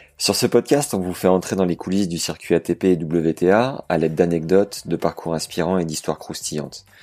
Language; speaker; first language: French; native; French